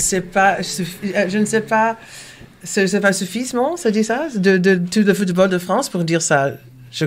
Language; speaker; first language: French; non-native, learner; Portuguese